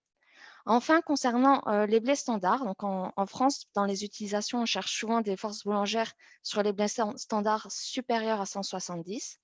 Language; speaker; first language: French; native; French